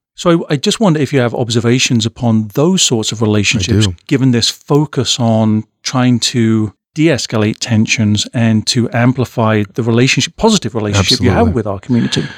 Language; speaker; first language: English; native; English